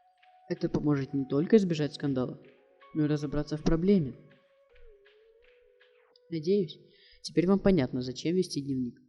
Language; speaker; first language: Russian; native; Russian